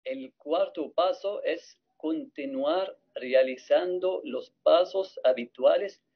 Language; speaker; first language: Spanish; non-native, fluent; Arabic